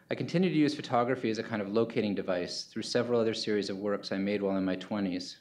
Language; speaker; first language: English; native; English